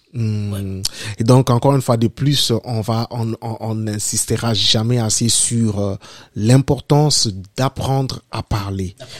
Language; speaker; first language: French; non-native, local second language; Lingala